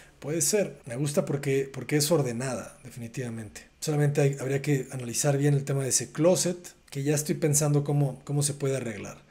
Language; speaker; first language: Spanish; native; Spanish